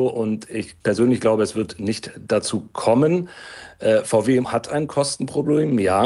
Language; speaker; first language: German; native; German